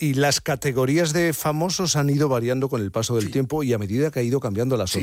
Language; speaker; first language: Spanish; native; Spanish